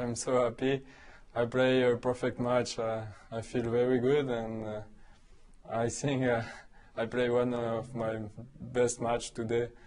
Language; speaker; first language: English; non-native, learner; French